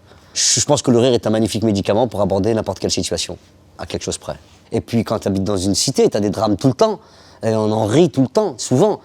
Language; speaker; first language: French; early bilingual, other home language; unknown